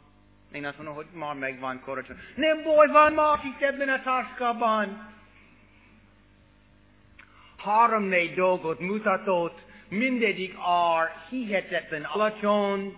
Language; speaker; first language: Hungarian; non-native, fluent; English